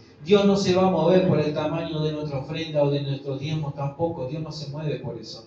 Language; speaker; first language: Spanish; native; Spanish